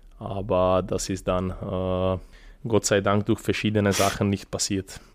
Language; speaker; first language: German; non-native, fluent; Serbian